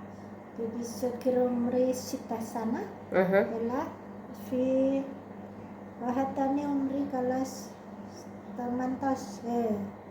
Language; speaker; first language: Arabic; non-native, learner; Indonesian